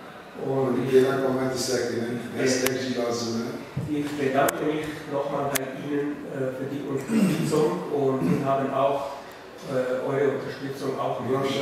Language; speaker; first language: German; non-native, fluent; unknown